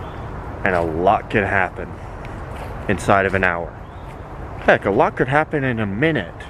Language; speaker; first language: English; native; English